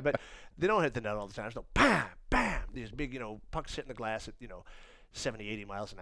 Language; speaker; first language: English; native; English